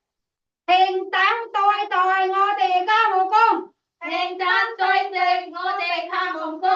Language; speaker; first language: Cantonese; non-native, fluent; Thai